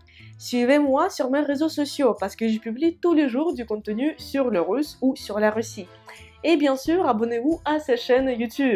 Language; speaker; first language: French; non-native, fluent; Russian